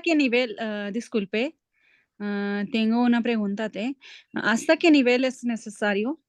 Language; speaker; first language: Spanish; non-native, learner; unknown